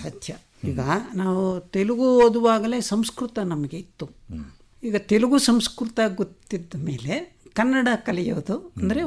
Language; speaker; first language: Kannada; non-native, local second language; Telugu